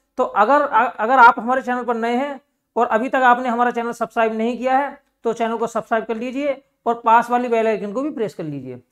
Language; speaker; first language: Hindi; native; Hindi